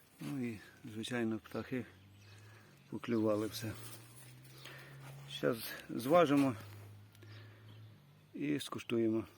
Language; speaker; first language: Ukrainian; native; Ukrainian